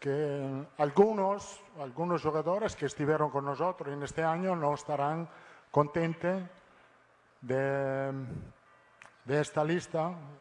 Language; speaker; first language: Portuguese; non-native, fluent; Italian